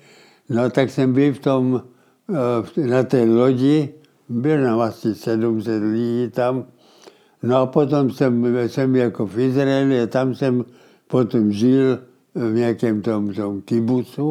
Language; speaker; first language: Czech; early bilingual, heritage; Czech